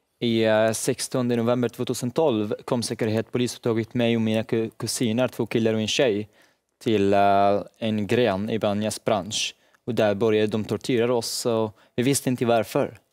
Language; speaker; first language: Swedish; non-native, learner; Arabic